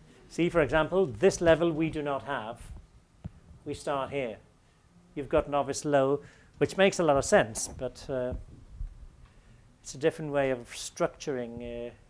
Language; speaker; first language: English; native; English